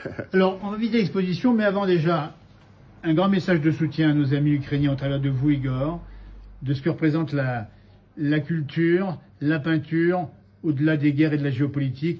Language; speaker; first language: French; native; French